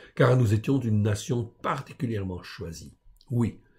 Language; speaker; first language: French; native; French